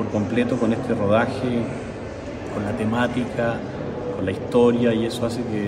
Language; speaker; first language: Spanish; native; Spanish